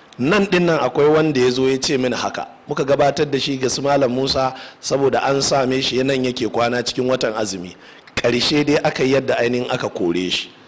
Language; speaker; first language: Hausa; native; Hausa